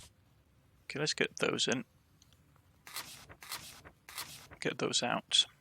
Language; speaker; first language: English; native; English